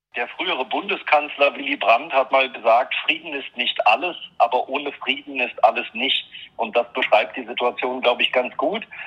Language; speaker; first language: German; native; German